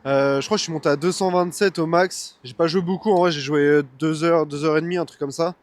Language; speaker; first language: French; native; French